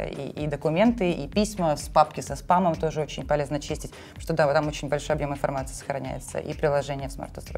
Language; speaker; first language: Russian; native; Russian